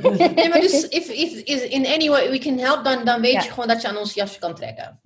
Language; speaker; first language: Dutch; non-native, fluent; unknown